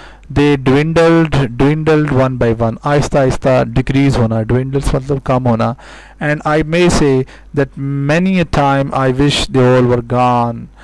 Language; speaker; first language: English; non-native, local second language; Urdu